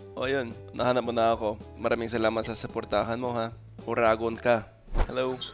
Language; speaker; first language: Filipino; non-native, fluent; English